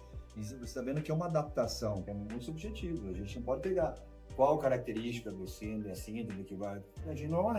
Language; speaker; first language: Portuguese; native; Portuguese